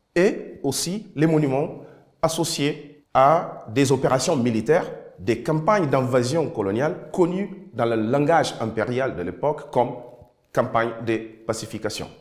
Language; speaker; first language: French; non-native, fluent; Kabuverdianu